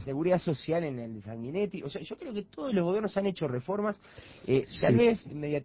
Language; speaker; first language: Spanish; native; Spanish